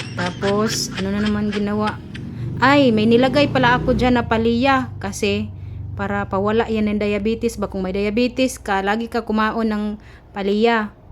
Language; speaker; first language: Filipino; non-native, local second language; Cebuano